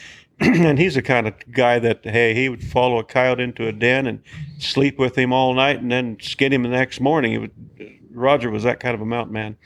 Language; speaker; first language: English; native; English